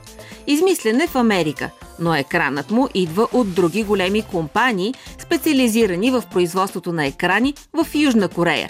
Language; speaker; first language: Bulgarian; native; Bulgarian